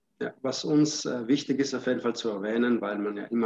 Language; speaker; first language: German; native; German